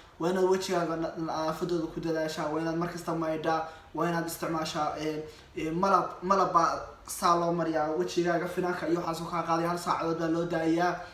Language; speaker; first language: Somali; early bilingual, heritage; Somali